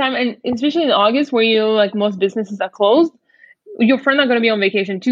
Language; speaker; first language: English; non-native, fluent; French